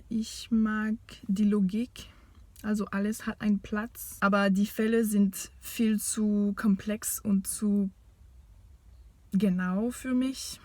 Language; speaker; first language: German; non-native, fluent; French